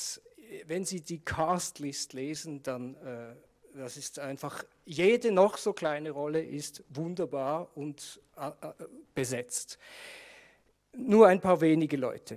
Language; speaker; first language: German; native; German